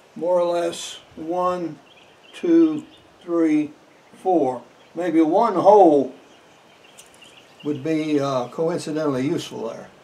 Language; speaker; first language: English; native; English